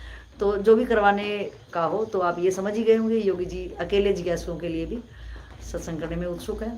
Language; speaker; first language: Hindi; native; Hindi